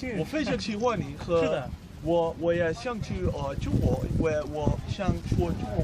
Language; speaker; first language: Chinese; non-native, learner; Dutch